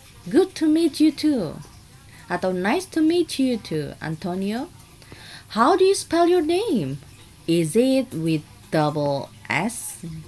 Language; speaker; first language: English; non-native, fluent; Indonesian